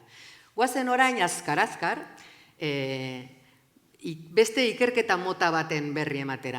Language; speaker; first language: Basque; native; Basque